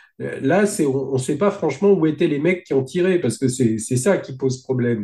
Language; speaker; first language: French; native; French